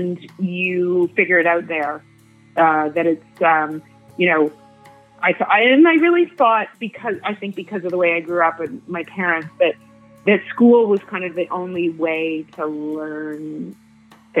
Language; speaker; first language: English; native; English